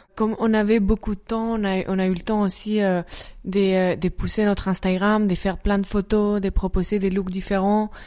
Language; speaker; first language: French; non-native, fluent; Spanish